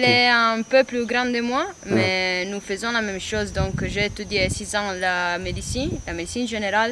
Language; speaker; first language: French; non-native, learner; Italian